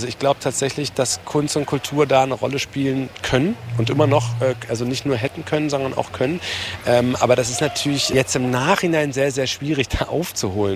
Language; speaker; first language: German; native; German